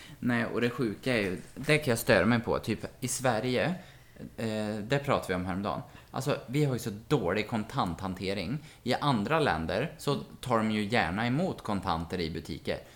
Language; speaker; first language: Swedish; native; Swedish